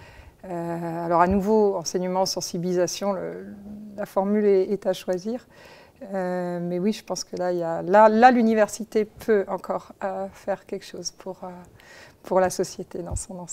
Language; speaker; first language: French; native; French